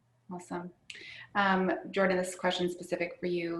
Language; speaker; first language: English; native; English